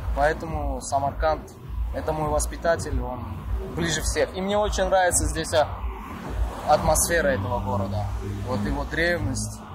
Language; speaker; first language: Russian; non-native, local second language; Uzbek